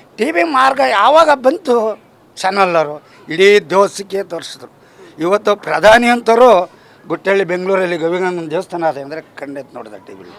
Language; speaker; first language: Kannada; native; Kannada